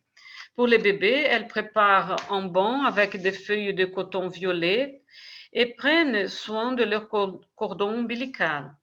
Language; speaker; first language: French; non-native, fluent; Portuguese